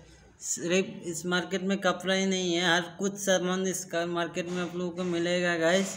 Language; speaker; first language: Hindi; non-native, local second language; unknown